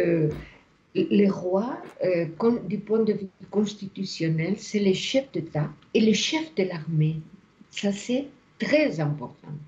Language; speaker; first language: French; non-native, fluent; Spanish